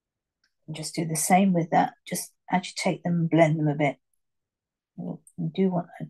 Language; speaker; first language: English; native; English